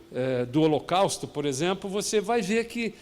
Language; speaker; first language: Portuguese; native; Portuguese